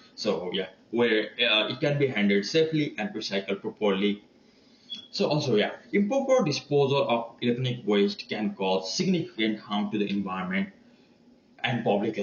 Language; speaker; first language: English; non-native, learner; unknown